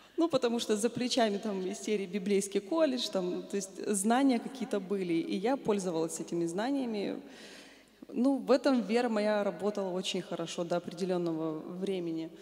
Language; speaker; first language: Russian; native; Russian